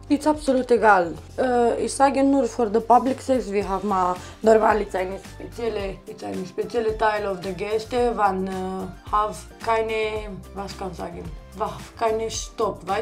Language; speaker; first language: German; non-native, learner; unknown